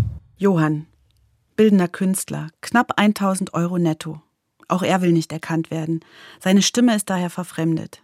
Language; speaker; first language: German; native; German